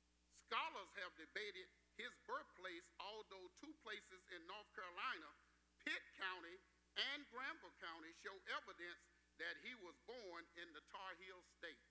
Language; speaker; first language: English; native; English